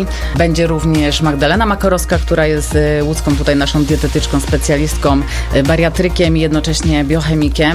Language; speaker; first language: Polish; native; Polish